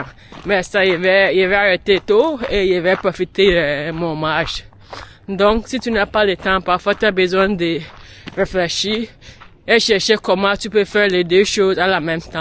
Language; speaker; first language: French; non-native, learner; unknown